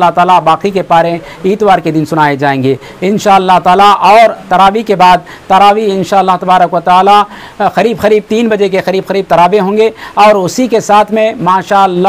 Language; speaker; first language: Hindi; non-native, local second language; Urdu